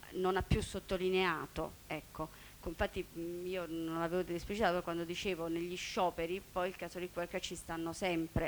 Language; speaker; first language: Italian; native; Italian